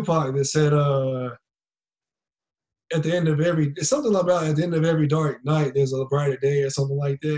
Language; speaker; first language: English; native; English